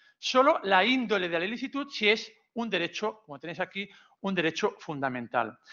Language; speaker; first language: Spanish; non-native, local second language; Catalan